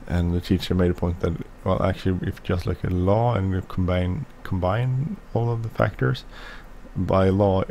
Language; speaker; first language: English; non-native, fluent; Swedish